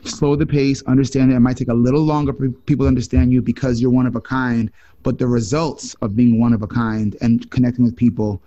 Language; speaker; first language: English; native; English